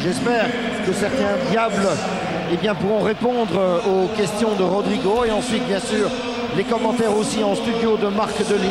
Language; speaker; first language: French; native; French